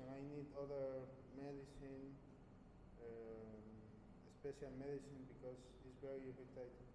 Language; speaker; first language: English; non-native, fluent; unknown